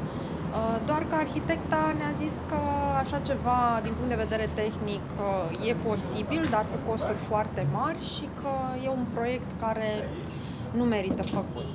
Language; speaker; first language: Romanian; native; Romanian